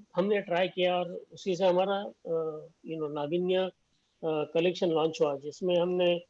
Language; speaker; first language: Hindi; non-native, local second language; Marathi